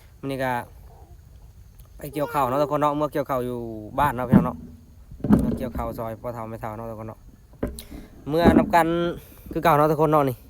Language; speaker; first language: Thai; non-native, local second language; Lao